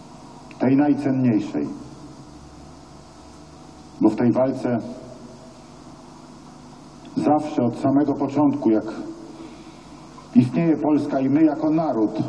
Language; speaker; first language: Polish; native; Polish